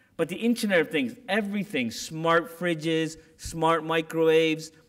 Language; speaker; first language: English; native; English